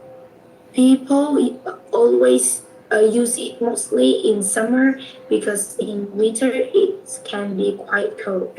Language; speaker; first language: English; non-native, learner; Vietnamese